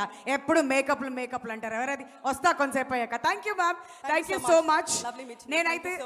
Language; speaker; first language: Telugu; native; Telugu